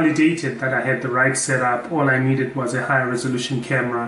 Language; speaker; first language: English; non-native, local second language; Shona